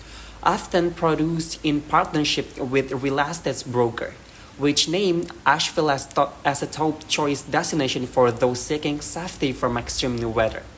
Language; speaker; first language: English; non-native, learner; Indonesian